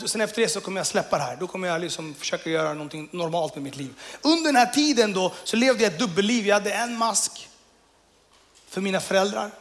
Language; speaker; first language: Swedish; early bilingual, other home language; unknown